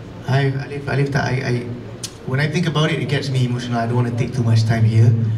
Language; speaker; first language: English; non-native, local second language; Malay